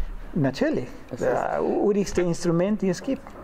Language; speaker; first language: German; non-native, fluent; Spanish